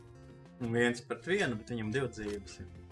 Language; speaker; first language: Latvian; native; Latvian